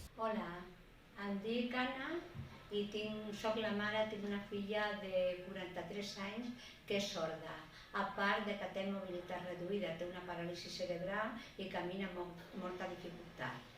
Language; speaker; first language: Catalan; non-native, local second language; Spanish